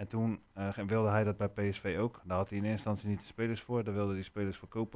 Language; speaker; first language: Dutch; native; Dutch